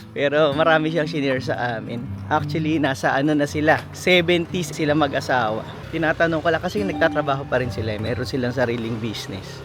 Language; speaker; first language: Filipino; native; Filipino